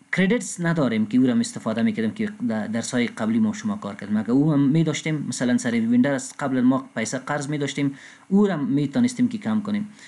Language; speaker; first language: Persian; non-native, local second language; Pashto